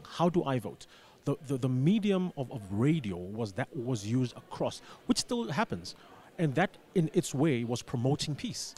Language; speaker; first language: English; non-native, local second language; Xhosa